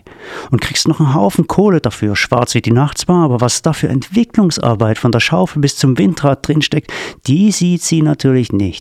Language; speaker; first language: German; native; German